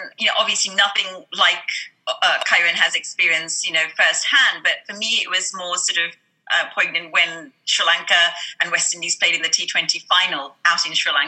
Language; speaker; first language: English; native; English